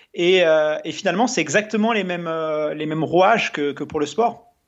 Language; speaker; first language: French; native; French